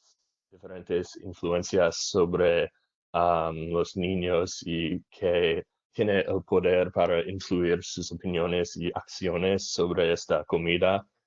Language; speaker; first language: Spanish; non-native, learner; English